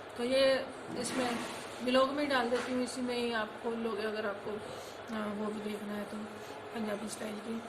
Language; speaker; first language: Hindi; non-native, local second language; Punjabi